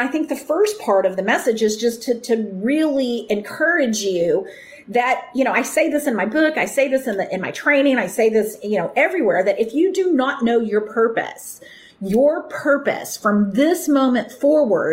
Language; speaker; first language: English; native; English